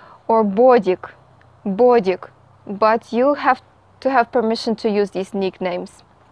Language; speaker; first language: English; non-native, fluent; Ukrainian